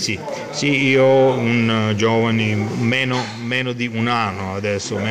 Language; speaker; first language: Italian; non-native, learner; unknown